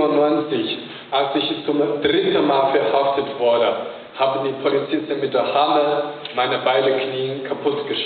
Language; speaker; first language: German; non-native, fluent; Chinese